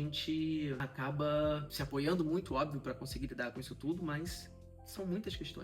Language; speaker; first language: Portuguese; native; Portuguese